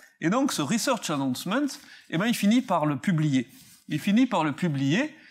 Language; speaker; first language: French; native; French